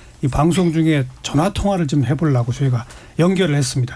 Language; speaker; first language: Korean; native; Korean